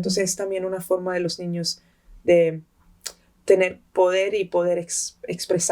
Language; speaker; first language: Spanish; early bilingual, heritage; Spanish